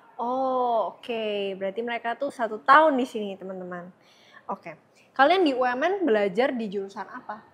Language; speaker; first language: Indonesian; native; Indonesian